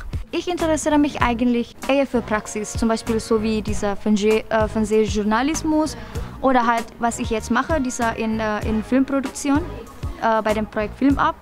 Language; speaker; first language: German; non-native, fluent; Indonesian